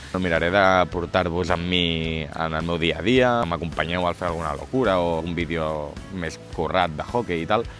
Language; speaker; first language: Catalan; native; Catalan